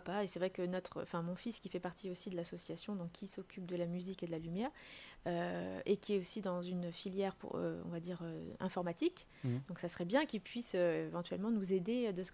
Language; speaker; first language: French; native; French